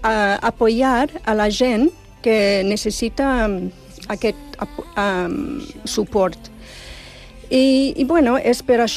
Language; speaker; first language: Catalan; non-native, fluent; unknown